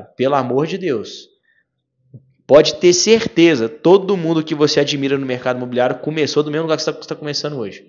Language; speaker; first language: Portuguese; native; Portuguese